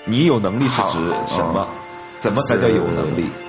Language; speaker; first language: Chinese; native; Chinese